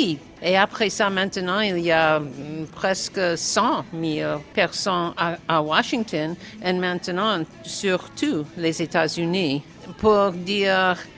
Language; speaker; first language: French; non-native, learner; English